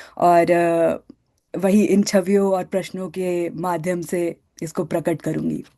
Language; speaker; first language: Hindi; native; Hindi